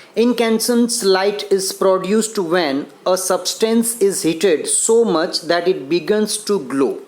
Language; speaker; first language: English; non-native, local second language; Gujarati